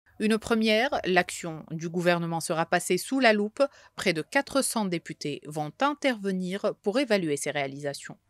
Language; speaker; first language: French; non-native, local second language; Arabic